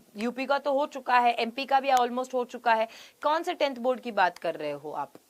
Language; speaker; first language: Hindi; native; Hindi